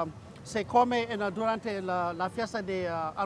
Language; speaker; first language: Spanish; non-native, learner; English